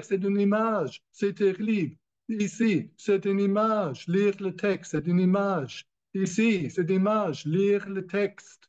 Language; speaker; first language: French; non-native, learner; English